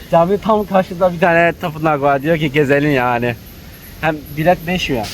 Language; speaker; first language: Turkish; non-native, learner; Chinese